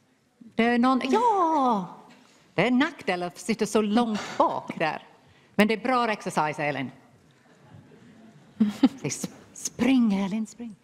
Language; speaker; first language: Swedish; non-native, fluent; English